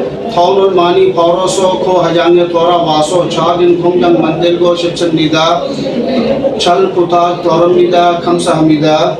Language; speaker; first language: Korean; non-native, learner; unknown